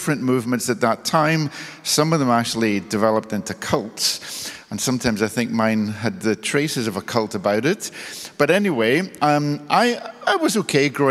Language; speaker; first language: English; native; English